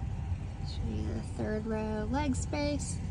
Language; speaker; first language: English; native; English